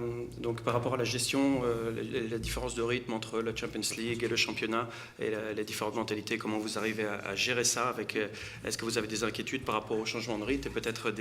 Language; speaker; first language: French; native; French